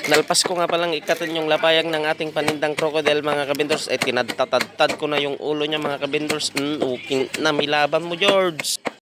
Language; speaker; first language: Filipino; non-native, local second language; Iloko